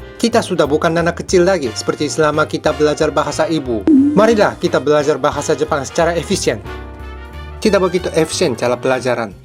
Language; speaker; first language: Indonesian; non-native, fluent; Japanese